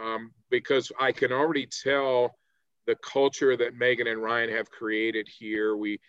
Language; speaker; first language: English; native; English